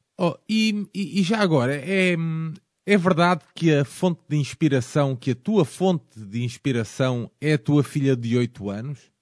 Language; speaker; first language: Portuguese; native; Portuguese